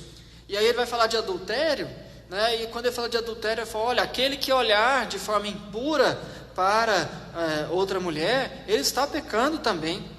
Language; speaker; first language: Portuguese; native; Portuguese